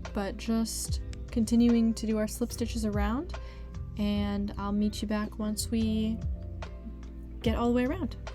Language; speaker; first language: English; native; English